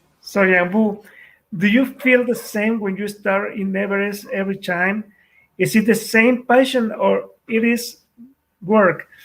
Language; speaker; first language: English; non-native, fluent; Spanish